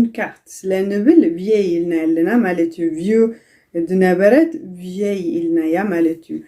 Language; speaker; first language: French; non-native, fluent; Tigrinya